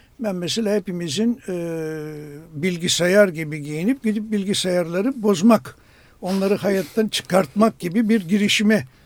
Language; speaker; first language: Turkish; non-native, local second language; Greek